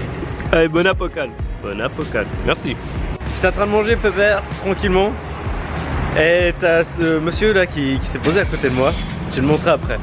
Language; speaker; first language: French; native; French